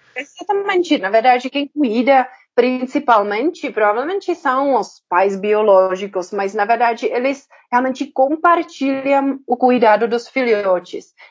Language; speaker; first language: Portuguese; non-native, fluent; Czech